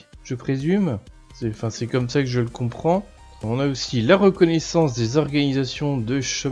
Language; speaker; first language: French; native; French